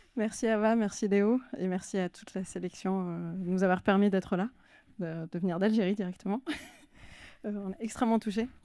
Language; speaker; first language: French; non-native, local second language; Arabic